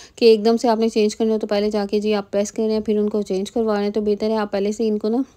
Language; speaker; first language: Urdu; native; Urdu